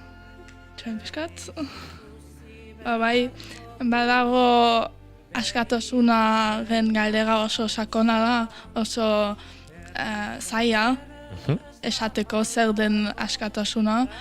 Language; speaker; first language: Basque; early bilingual, heritage; Basque